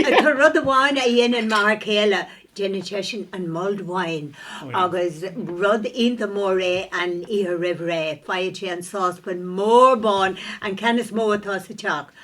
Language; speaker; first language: Irish; non-native, local second language; English